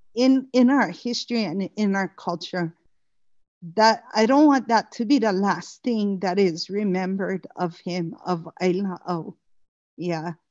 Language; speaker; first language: English; native; English